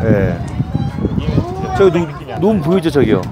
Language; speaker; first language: Korean; native; Korean